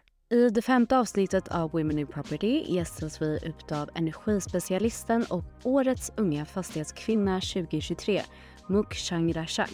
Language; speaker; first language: Swedish; native; Swedish